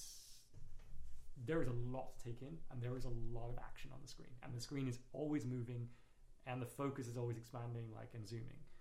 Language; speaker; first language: English; native; English